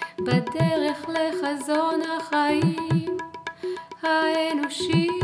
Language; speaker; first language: Hebrew; native; Hebrew